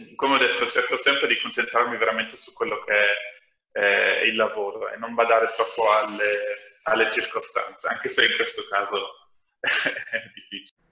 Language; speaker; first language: Italian; non-native, fluent; German